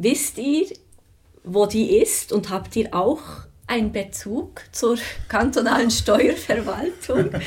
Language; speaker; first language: German; native; German